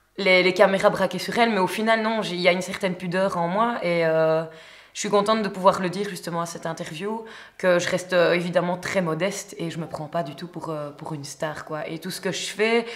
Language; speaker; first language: French; native; French